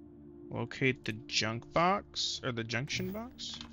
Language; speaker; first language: English; native; English